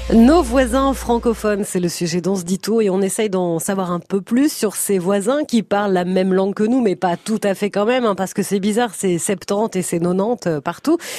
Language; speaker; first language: French; native; French